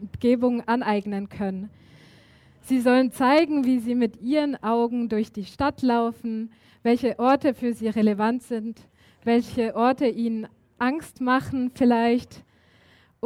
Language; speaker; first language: German; native; German